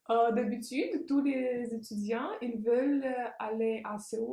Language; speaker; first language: French; non-native, fluent; Russian